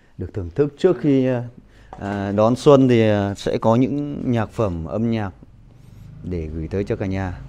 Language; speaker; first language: Vietnamese; non-native, local second language; Hmong